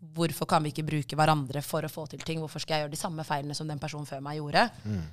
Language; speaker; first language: Norwegian; early bilingual, other home language; Tigrinya